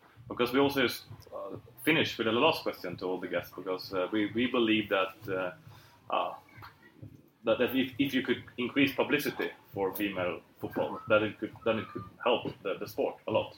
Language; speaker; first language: English; non-native, fluent; Swedish